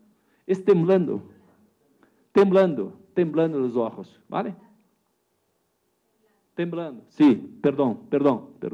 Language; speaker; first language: Spanish; non-native, learner; Portuguese